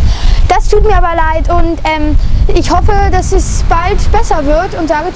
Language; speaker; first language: German; native; German